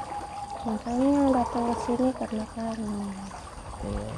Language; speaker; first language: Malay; non-native, local second language; Javanese